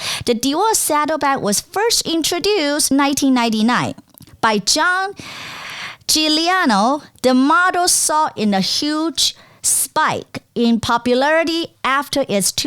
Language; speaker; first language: English; non-native, fluent; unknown